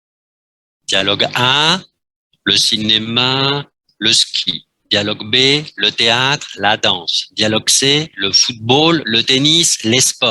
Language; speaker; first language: French; non-native, fluent; Vietnamese